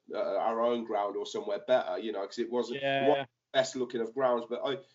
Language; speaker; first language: English; native; English